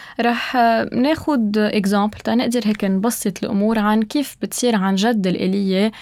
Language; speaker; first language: Arabic; native; Arabic